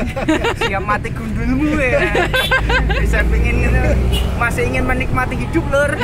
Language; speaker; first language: Indonesian; native; Indonesian